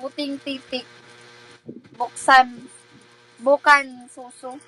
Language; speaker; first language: Indonesian; non-native, learner; Filipino